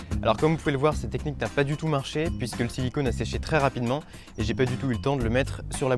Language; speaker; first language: French; native; French